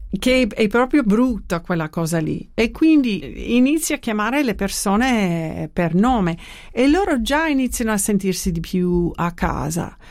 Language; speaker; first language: Italian; non-native, fluent; English